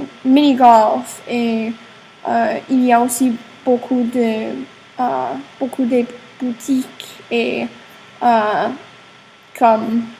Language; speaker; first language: French; non-native, learner; English